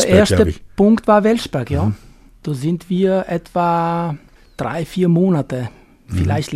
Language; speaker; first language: German; non-native, fluent; Albanian